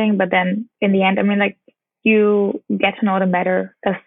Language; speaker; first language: English; non-native, fluent; German